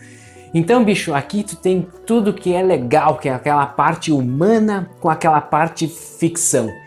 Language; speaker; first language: Portuguese; native; Portuguese